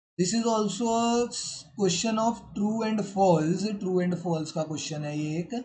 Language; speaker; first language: Hindi; native; Hindi